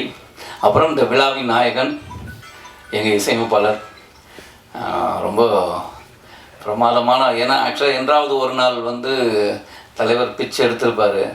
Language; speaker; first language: Tamil; native; Tamil